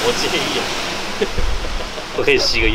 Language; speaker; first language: Chinese; early bilingual, heritage; Chinese